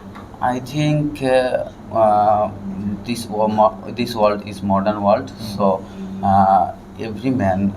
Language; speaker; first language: English; non-native, learner; Bangla